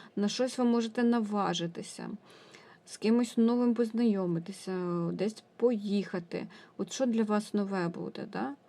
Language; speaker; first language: Ukrainian; non-native, local second language; Russian